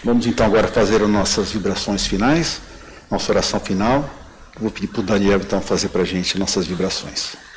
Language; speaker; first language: Portuguese; native; Portuguese